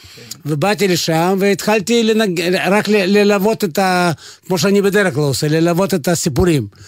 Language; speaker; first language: Hebrew; non-native, fluent; Russian